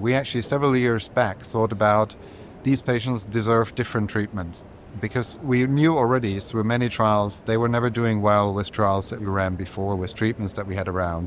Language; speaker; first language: English; non-native, fluent; German